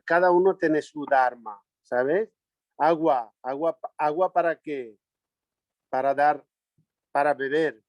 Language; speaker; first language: Spanish; non-native, learner; Nepali